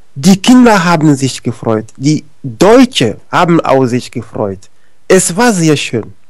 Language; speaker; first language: German; non-native, learner; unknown